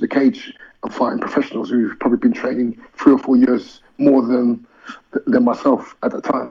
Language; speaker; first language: English; native; English